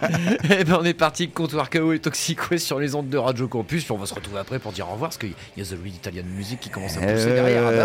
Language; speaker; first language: French; native; French